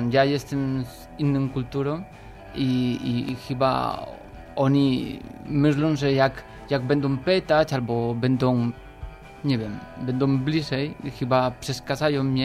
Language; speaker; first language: Polish; non-native, learner; Spanish